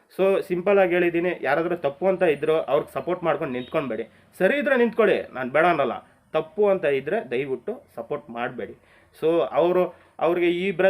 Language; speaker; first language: Kannada; non-native, local second language; Marathi